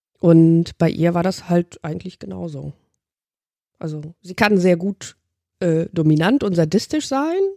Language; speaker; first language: German; early bilingual, other home language; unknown